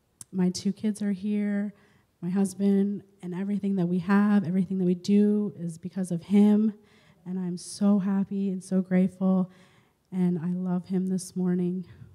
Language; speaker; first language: English; native; English